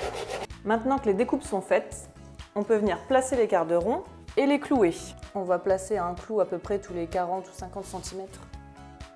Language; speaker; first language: French; native; French